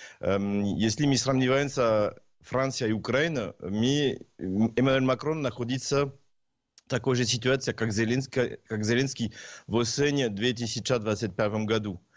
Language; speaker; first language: Russian; non-native, learner; French